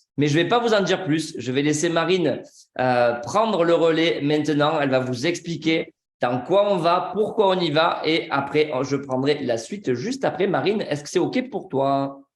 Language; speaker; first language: French; native; French